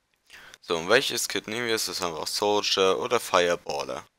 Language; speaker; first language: German; native; German